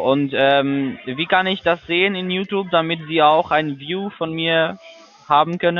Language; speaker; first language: German; non-native, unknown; Turkish